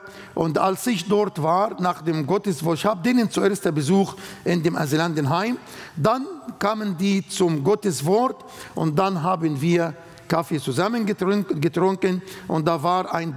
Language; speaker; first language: German; non-native, fluent; Arabic